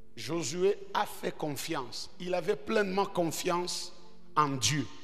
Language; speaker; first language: French; non-native, local second language; Swahili